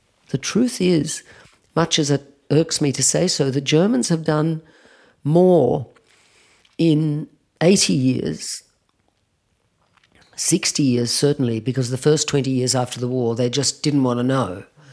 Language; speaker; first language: English; native; English